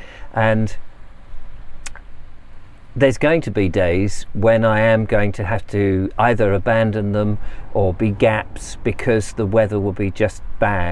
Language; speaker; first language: English; native; English